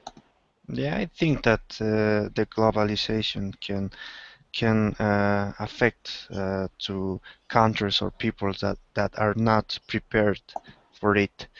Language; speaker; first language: English; non-native, learner; Spanish